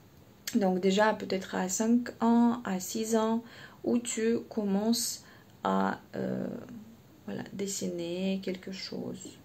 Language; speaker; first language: French; non-native, fluent; Russian